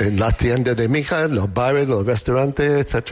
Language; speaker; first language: Spanish; non-native, fluent; English